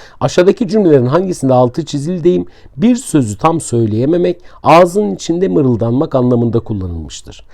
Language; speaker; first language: Turkish; native; Turkish